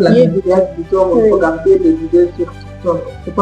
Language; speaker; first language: French; non-native, learner; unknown